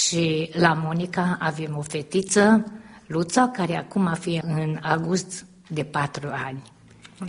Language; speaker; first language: Romanian; early bilingual, heritage; Romanian